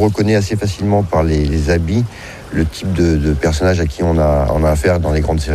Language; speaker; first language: French; native; French